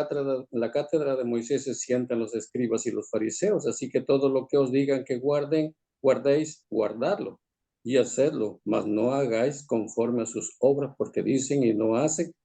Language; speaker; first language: Spanish; native; Spanish